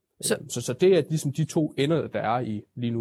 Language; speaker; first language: Danish; native; Danish